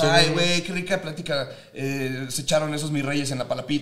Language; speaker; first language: Spanish; native; Spanish